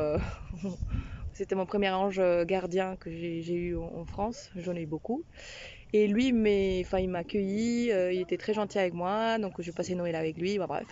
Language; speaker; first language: French; non-native, fluent; Spanish